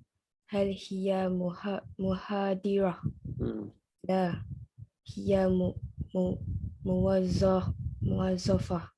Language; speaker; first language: Arabic; non-native, learner; Malay